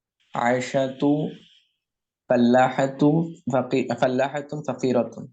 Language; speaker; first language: Arabic; non-native, learner; Bangla